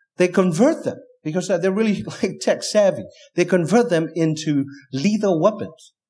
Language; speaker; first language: English; non-native, fluent; Burmese